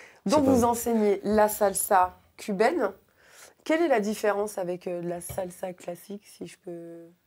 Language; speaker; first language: French; native; French